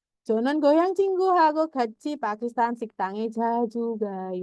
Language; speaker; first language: Korean; non-native, fluent; Indonesian